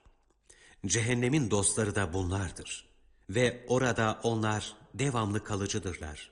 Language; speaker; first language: Turkish; native; Turkish